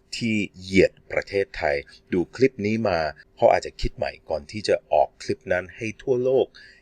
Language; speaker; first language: Thai; non-native, fluent; English